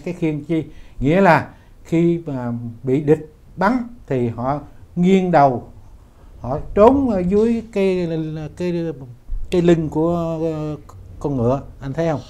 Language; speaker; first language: Vietnamese; native; Vietnamese